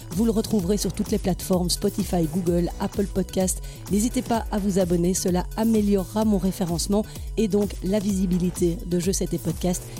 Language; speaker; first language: French; native; French